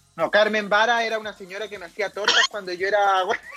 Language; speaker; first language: Spanish; native; Spanish